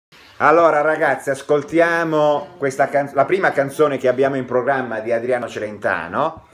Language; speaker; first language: Italian; non-native, fluent; Russian